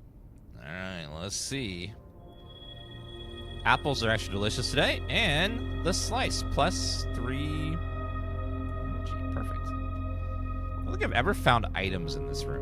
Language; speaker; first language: English; native; English